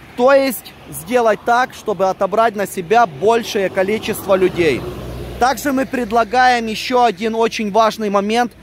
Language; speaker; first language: Russian; non-native, local second language; Ukrainian